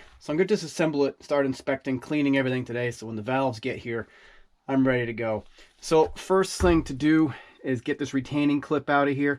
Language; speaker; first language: English; native; English